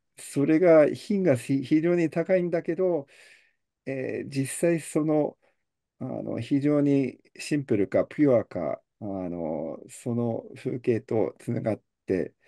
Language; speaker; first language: Japanese; early bilingual, heritage; Japanese